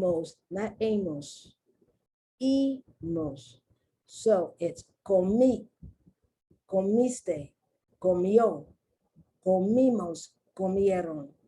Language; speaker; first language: Spanish; non-native, learner; English